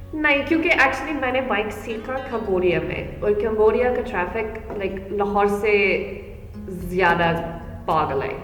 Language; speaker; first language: Hindi; non-native, learner; English